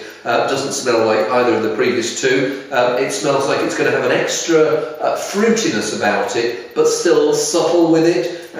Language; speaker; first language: English; native; English